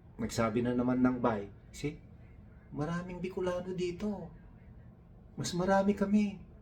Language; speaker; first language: Filipino; non-native, local second language; Iloko